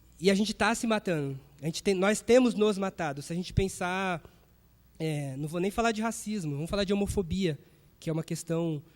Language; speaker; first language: Portuguese; native; Portuguese